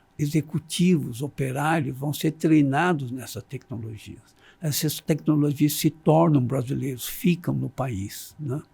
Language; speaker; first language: Portuguese; non-native, fluent; Chinese